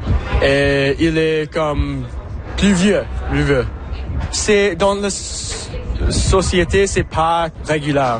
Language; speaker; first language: French; non-native, local second language; English